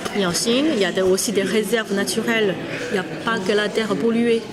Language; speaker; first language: French; non-native, fluent; Chinese